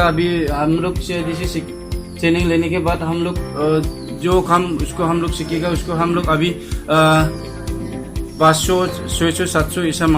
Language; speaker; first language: Hindi; non-native, local second language; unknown